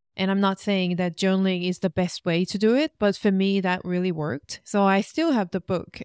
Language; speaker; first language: English; non-native, fluent; Korean